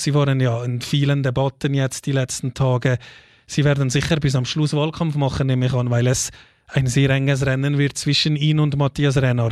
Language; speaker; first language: German; native; German